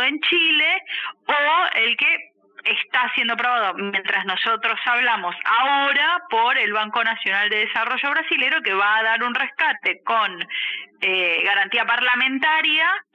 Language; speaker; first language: Spanish; native; Spanish